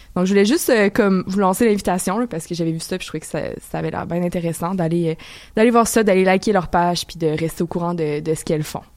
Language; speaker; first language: French; native; French